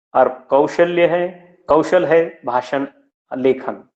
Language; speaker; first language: Hindi; non-native, local second language; Marathi